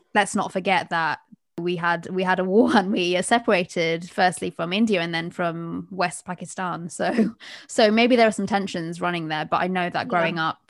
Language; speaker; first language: English; early bilingual, other home language; Bangla